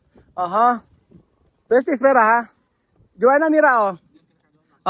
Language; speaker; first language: Spanish; non-native, learner; Filipino